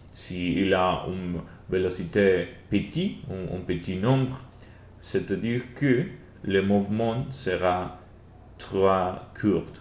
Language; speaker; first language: French; non-native, learner; Spanish